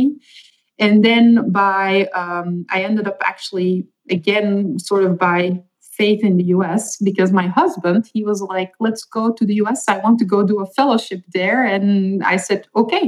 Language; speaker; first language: English; non-native, fluent; Dutch